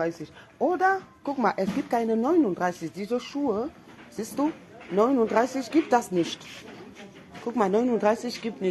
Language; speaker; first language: German; non-native, fluent; French